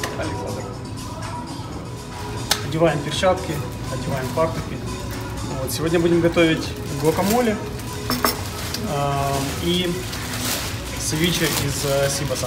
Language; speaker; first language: Russian; native; Russian